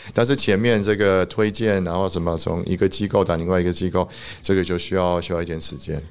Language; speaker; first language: Chinese; non-native, fluent; German